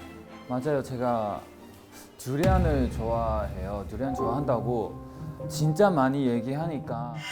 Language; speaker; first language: Korean; non-native, fluent; Chinese